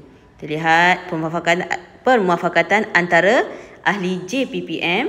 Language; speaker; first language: Malay; native; Malay